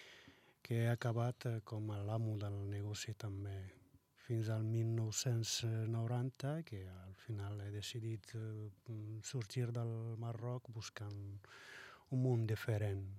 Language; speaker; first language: Catalan; non-native, learner; Arabic